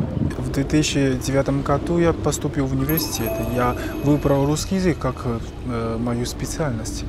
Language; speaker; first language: Russian; non-native, fluent; Chinese